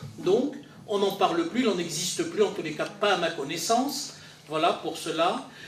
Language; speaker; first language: French; native; French